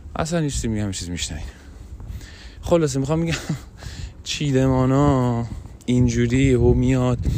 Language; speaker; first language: Persian; non-native, local second language; Azerbaijani